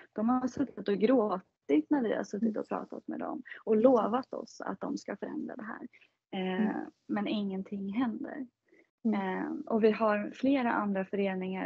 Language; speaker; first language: Swedish; native; Swedish